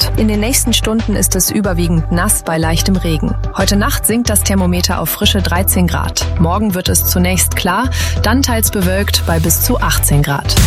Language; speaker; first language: German; native; German